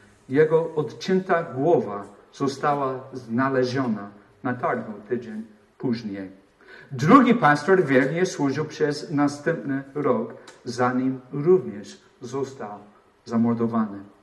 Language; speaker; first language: Polish; non-native, fluent; English